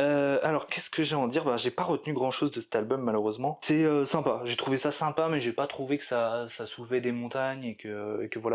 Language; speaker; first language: French; native; French